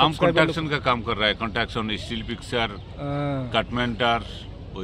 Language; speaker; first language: Hindi; non-native, learner; Bangla